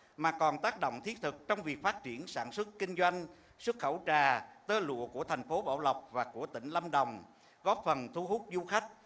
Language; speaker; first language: Vietnamese; native; Vietnamese